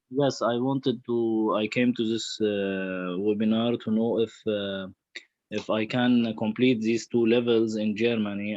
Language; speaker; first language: English; non-native, learner; Arabic